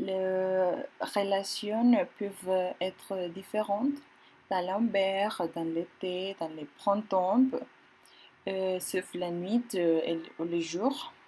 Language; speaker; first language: French; non-native, learner; Spanish